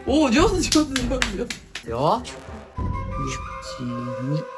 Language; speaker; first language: Japanese; native; Japanese